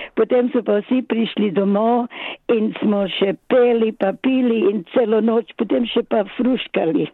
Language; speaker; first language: Slovenian; early bilingual, other home language; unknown